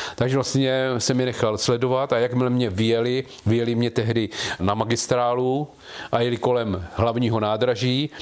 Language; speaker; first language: Czech; native; Czech